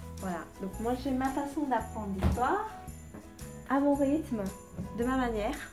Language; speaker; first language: French; non-native, fluent; Vietnamese